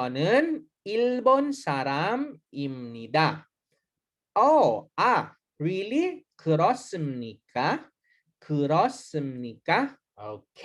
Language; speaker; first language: Korean; non-native, learner; Hiligaynon